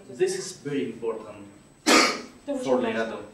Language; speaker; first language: English; non-native, learner; Spanish